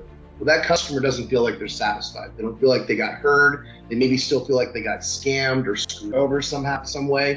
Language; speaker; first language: English; native; English